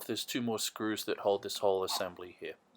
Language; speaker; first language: English; native; English